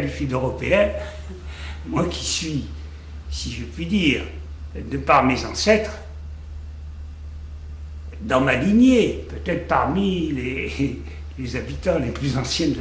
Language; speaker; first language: French; native; French